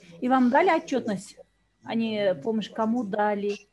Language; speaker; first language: Russian; non-native, local second language; Kyrgyz